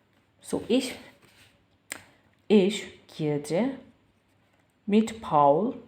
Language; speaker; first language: German; non-native, learner; Bangla